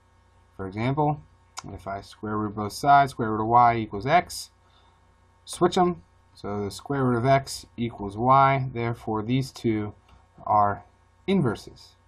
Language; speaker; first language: English; native; English